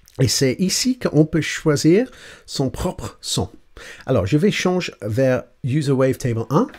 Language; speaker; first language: French; non-native, learner; English